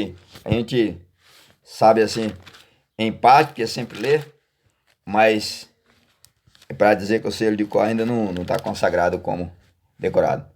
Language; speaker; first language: Portuguese; native; Portuguese